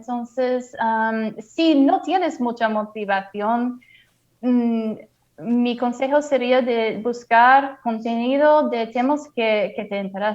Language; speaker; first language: Spanish; non-native, fluent; English